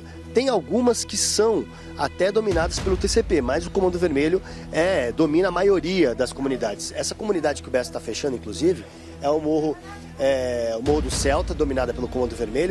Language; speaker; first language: Portuguese; native; Portuguese